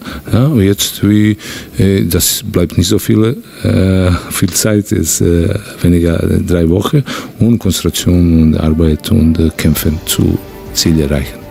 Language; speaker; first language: German; non-native, learner; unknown